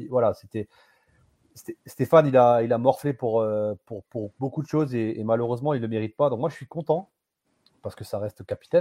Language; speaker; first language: French; native; French